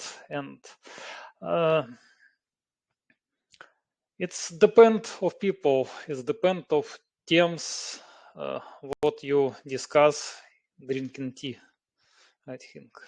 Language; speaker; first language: English; non-native, learner; Russian